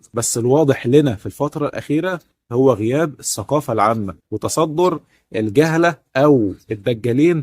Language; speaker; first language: Arabic; native; Arabic